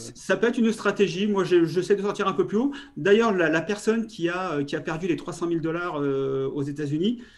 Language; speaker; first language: French; native; French